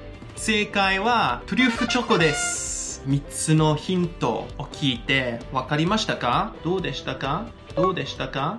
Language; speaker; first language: Japanese; non-native, fluent; English